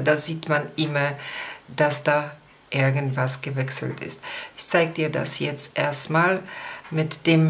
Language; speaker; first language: German; non-native, fluent; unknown